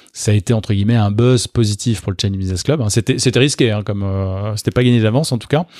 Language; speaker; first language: French; native; French